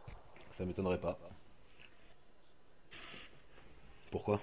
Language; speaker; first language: French; native; French